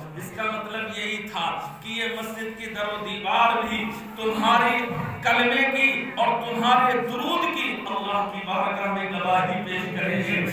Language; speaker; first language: Urdu; native; Urdu